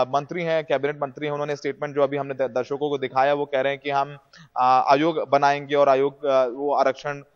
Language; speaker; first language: Hindi; native; Hindi